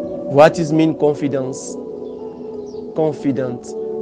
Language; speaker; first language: English; non-native, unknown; Lingala